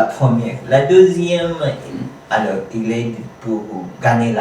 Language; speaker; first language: French; non-native, learner; Kamba